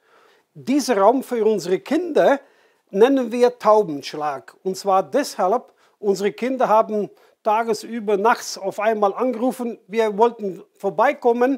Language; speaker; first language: German; non-native, fluent; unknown